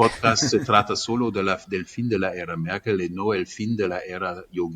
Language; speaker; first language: Spanish; non-native, fluent; German